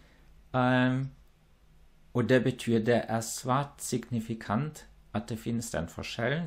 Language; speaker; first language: Norwegian; non-native, fluent; German